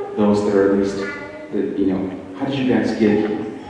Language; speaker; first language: English; native; English